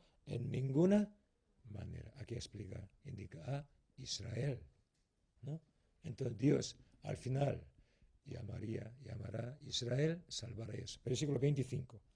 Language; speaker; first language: Spanish; non-native, learner; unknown